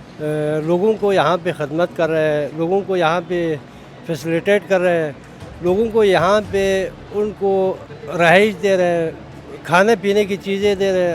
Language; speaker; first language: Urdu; non-native, local second language; Pashto